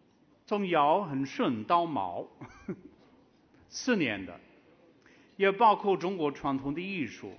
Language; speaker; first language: Chinese; non-native, fluent; English